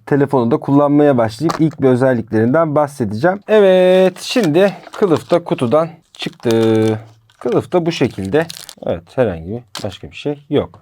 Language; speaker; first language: Turkish; native; Turkish